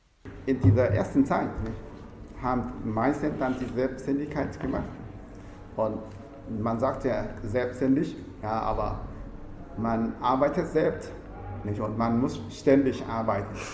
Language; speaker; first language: German; non-native, fluent; Vietnamese